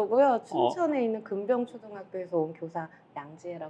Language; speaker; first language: Korean; native; Korean